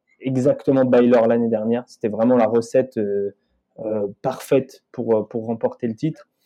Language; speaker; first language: French; native; French